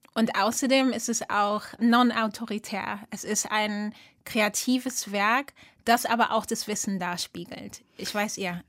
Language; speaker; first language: German; early bilingual, other home language; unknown